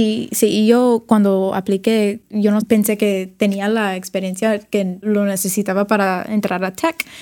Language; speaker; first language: Spanish; early bilingual, other home language; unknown